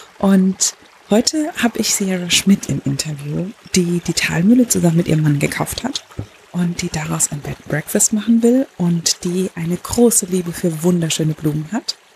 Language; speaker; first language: German; native; German